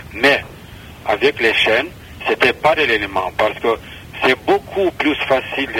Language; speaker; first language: French; non-native, fluent; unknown